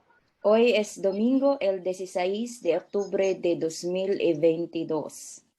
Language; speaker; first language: Spanish; non-native, learner; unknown